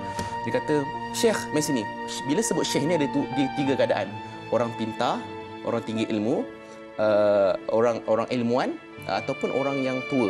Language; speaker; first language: Malay; native; Malay